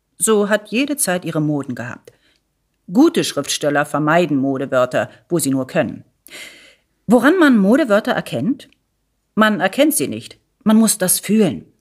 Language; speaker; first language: German; early bilingual, other home language; Italian